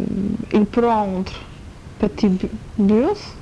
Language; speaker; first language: French; non-native, learner; Polish